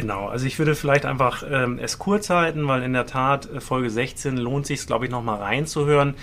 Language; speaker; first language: German; native; German